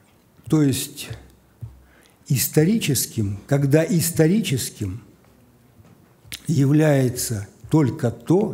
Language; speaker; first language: Russian; native; Russian